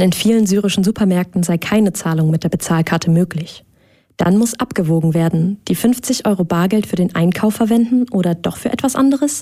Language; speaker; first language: German; native; German